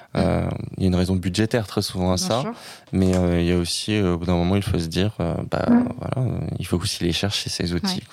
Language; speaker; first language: French; native; French